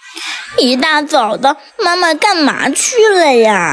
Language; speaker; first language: Chinese; native; Chinese